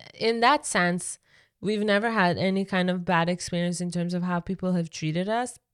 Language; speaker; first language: English; non-native, fluent; Persian